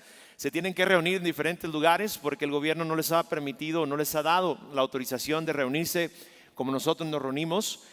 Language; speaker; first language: Spanish; native; Spanish